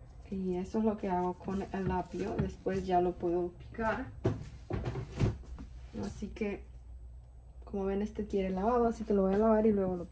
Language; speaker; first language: Spanish; native; Spanish